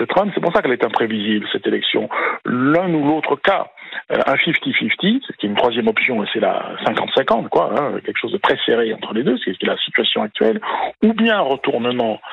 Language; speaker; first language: French; native; French